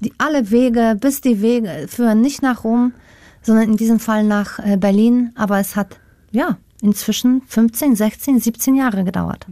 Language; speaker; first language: German; non-native, fluent; Polish